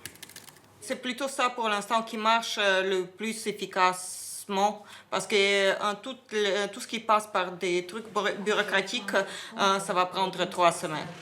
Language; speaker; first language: French; non-native, fluent; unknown